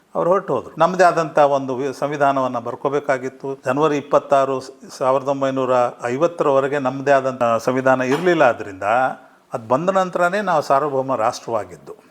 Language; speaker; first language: Kannada; non-native, local second language; Urdu